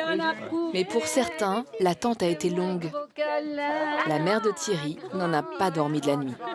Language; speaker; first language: French; native; French